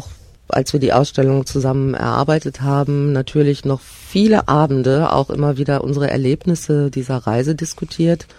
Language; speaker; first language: German; native; German